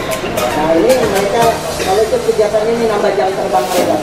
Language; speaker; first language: Indonesian; native; Indonesian